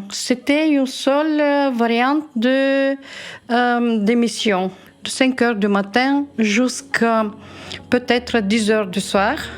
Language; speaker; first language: French; non-native, fluent; Bulgarian